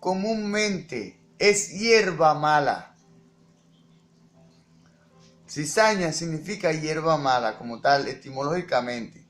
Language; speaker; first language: Spanish; native; Spanish